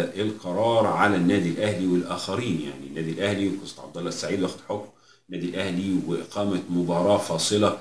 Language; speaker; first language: Arabic; native; Arabic